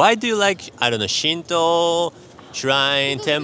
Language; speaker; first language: English; non-native, fluent; Japanese